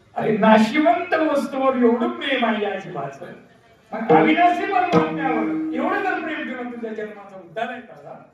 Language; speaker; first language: Marathi; non-native, local second language; Telugu